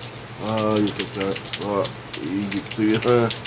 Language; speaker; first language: French; native; French